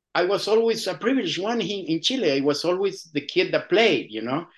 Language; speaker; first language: English; non-native, fluent; Spanish